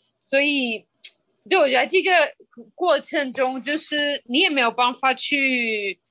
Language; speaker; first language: Chinese; non-native, fluent; Spanish